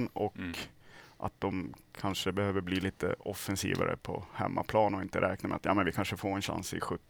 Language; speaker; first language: Swedish; native; Swedish